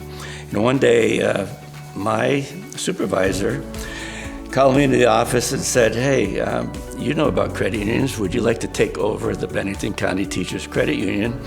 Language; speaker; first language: English; native; English